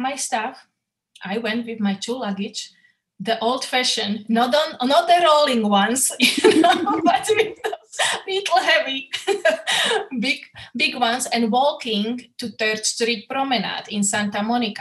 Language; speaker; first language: English; non-native, fluent; Slovak